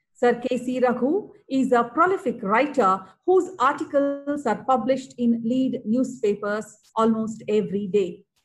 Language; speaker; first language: English; non-native, local second language; Kannada